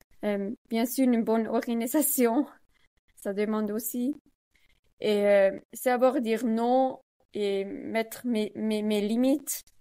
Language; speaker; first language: French; non-native, learner; Swiss German